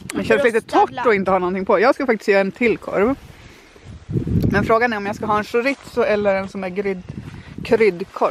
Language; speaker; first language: Swedish; native; Swedish